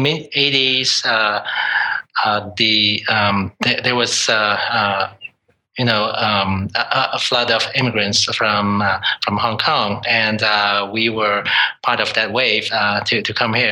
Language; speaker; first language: English; non-native, local second language; Cantonese